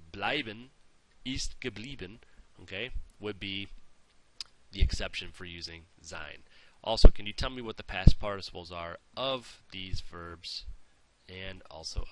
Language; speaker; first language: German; non-native, fluent; English